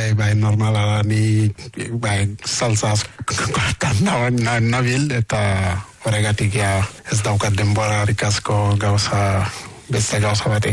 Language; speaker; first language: Basque; non-native, learner; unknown